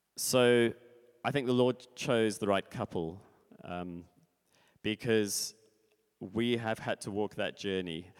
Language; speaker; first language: English; native; English